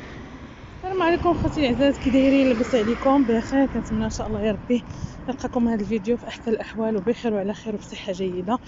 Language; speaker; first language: Arabic; native; Arabic